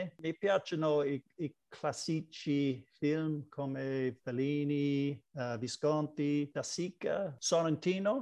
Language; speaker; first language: Italian; non-native, learner; English